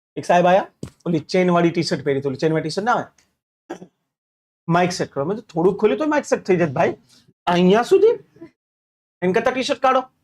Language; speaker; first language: Gujarati; non-native, local second language; Hindi